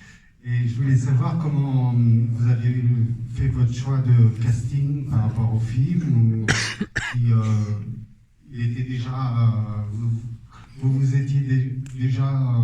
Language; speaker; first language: French; native; French